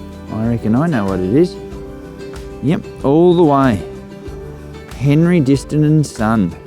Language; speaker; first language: English; native; English